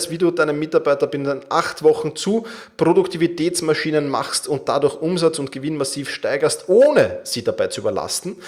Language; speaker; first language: German; native; German